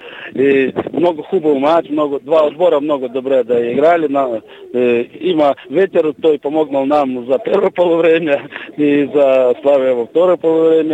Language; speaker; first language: Bulgarian; non-native, learner; Russian